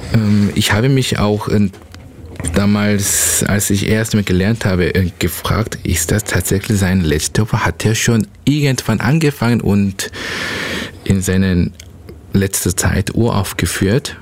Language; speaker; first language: German; non-native, learner; Korean